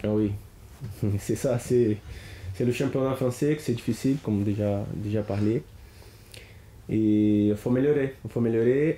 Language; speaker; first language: French; non-native, learner; Portuguese